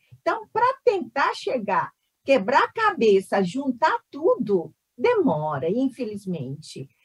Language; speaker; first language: Portuguese; early bilingual, other home language; Korean